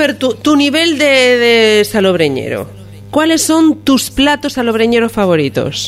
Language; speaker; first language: Spanish; native; Spanish